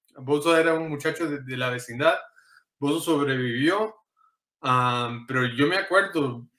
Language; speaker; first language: Spanish; early bilingual, heritage; Spanish